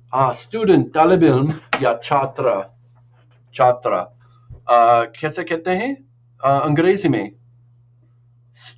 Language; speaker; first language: Hindi; non-native, learner; English